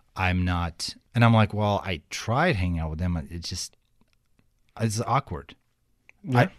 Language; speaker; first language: English; non-native, fluent; Ukrainian